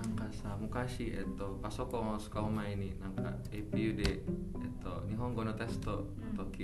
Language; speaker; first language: Japanese; non-native, learner; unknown